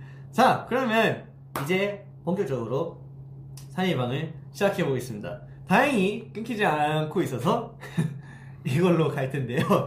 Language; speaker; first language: Korean; early bilingual, heritage; Korean